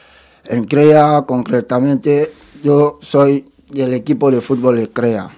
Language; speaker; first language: Spanish; non-native, fluent; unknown